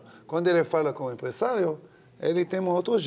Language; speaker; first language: Portuguese; non-native, learner; Hebrew